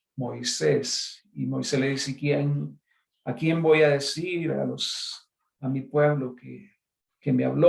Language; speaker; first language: Spanish; native; Spanish